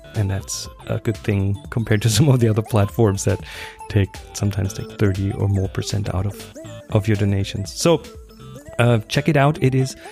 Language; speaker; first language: English; non-native, fluent; German